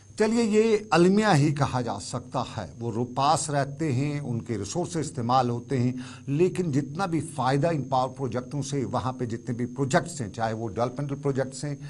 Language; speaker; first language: Urdu; non-native, local second language; Kashmiri